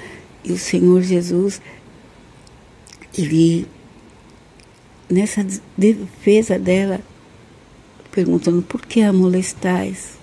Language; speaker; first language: Portuguese; native; Portuguese